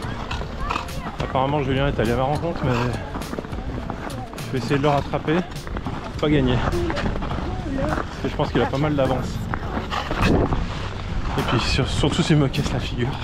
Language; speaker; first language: French; native; French